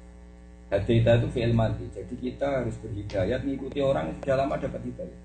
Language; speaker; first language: Indonesian; native; Indonesian